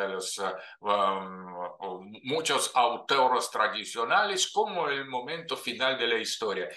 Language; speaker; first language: Spanish; non-native, fluent; Russian